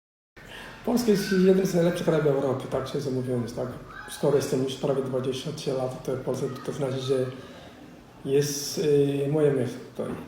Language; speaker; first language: Polish; non-native, fluent; Somali